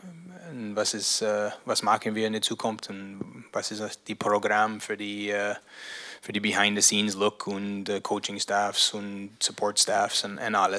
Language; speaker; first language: German; non-native, learner; English